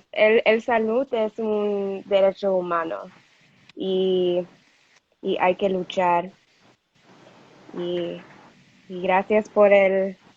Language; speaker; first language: Spanish; non-native, learner; English